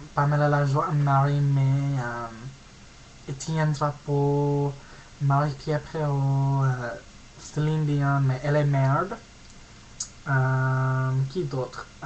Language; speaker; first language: French; non-native, learner; English